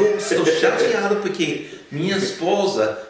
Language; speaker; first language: Portuguese; non-native, fluent; English